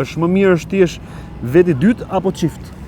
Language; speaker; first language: Albanian; native; Albanian